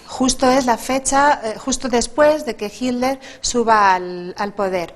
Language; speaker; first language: Spanish; native; Spanish